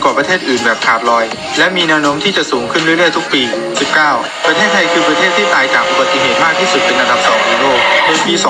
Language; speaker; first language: Thai; native; Thai